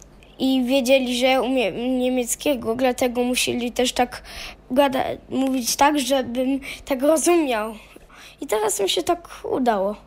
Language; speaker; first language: Polish; early bilingual, heritage; German